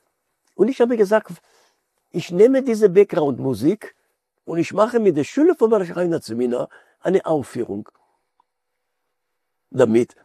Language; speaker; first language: German; non-native, fluent; Hebrew